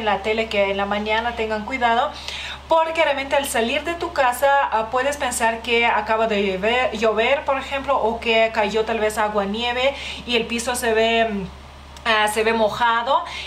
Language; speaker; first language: Spanish; non-native, fluent; Lithuanian